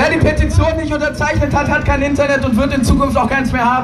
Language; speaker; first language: German; native; German